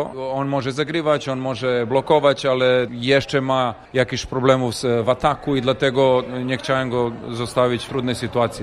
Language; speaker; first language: Polish; non-native, fluent; Serbian